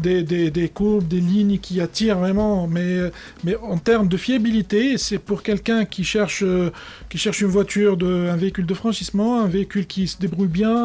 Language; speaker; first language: French; non-native, local second language; Arabic